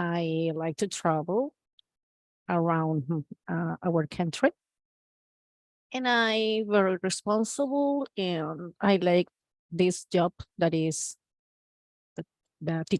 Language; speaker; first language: English; non-native, learner; Spanish